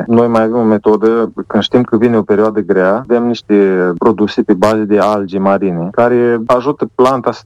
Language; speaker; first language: Romanian; native; Romanian